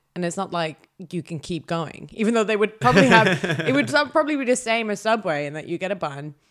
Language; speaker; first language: English; non-native, fluent; Dutch